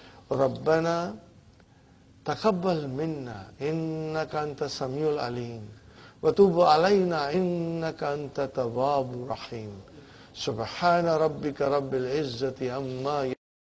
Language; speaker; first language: Arabic; non-native, fluent; Urdu